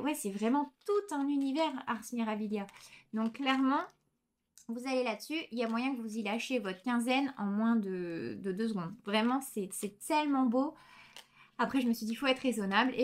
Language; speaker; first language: French; native; French